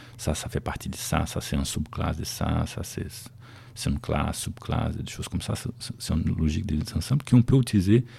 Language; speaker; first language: French; non-native, fluent; Portuguese